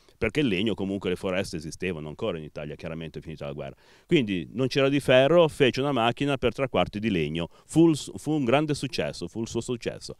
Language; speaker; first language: Italian; native; Italian